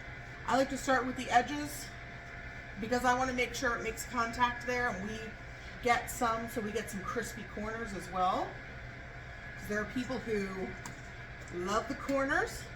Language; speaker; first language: English; native; English